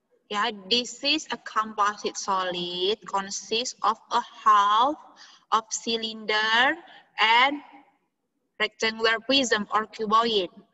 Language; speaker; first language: English; non-native, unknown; Indonesian